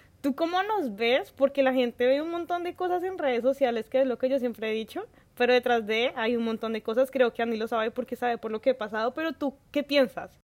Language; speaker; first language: Spanish; native; Spanish